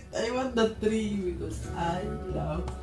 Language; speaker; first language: English; non-native, local second language; Filipino